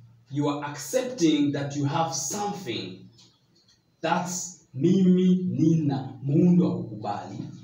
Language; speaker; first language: English; non-native, fluent; Swahili